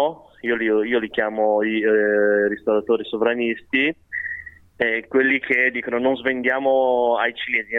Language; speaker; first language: Italian; early bilingual, other home language; Chinese